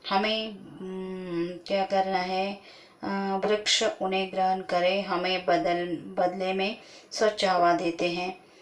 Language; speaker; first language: Hindi; non-native, local second language; Kannada